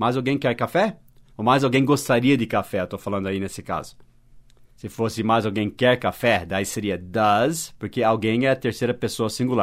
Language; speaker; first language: Portuguese; non-native, fluent; English